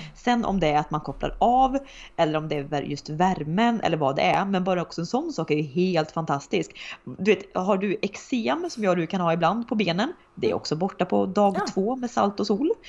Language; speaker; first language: Swedish; native; Swedish